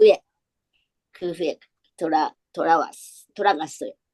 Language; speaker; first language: Korean; non-native, learner; Japanese